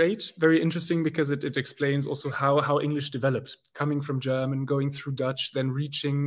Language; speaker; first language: English; non-native, fluent; German